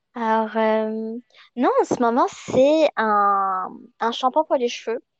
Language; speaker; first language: French; early bilingual, other home language; Chinese